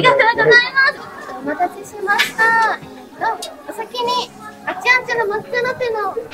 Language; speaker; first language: Japanese; native; Japanese